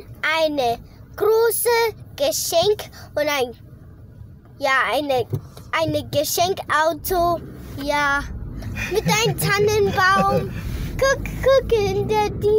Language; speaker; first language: German; early bilingual, other home language; Vietnamese